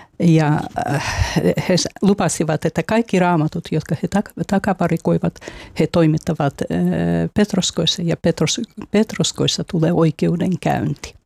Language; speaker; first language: Finnish; non-native, fluent; Russian